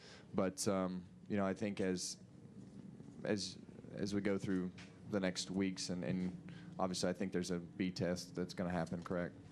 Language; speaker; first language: English; native; English